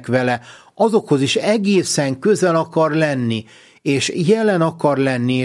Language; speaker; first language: Hungarian; native; Hungarian